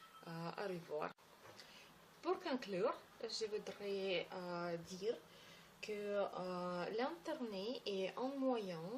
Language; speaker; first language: French; non-native, learner; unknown